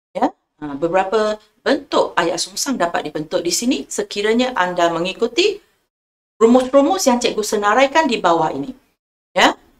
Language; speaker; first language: Malay; non-native, local second language; Chinese